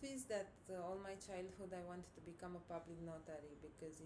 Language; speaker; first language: English; non-native, fluent; Romanian